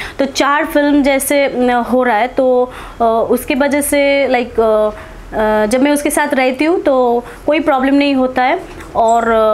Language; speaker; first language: Hindi; non-native, local second language; Bangla